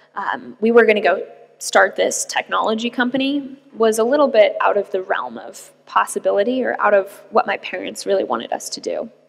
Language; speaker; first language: English; native; English